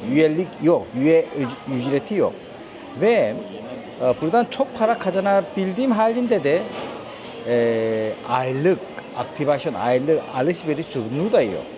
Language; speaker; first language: Turkish; non-native, fluent; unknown